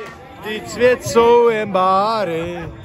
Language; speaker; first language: Czech; non-native, learner; German